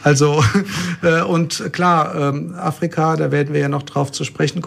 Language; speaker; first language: German; native; German